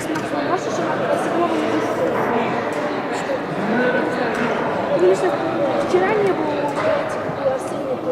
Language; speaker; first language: Russian; native; Russian